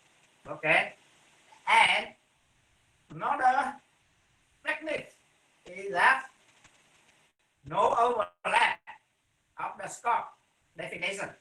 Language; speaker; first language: English; non-native, fluent; Vietnamese